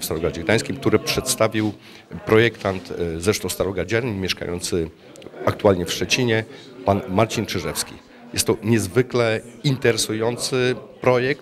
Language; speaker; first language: Polish; native; Polish